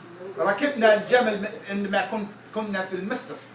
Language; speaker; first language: Arabic; non-native, fluent; English